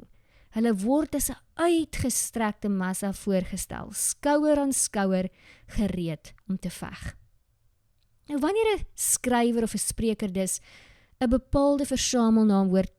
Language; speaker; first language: Afrikaans; native; Afrikaans